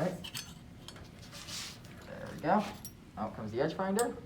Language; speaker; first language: English; native; English